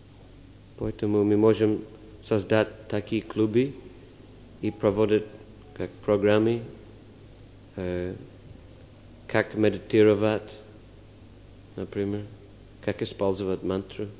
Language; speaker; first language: Russian; non-native, fluent; English